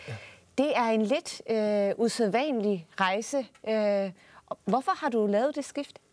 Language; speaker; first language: Danish; early bilingual, other home language; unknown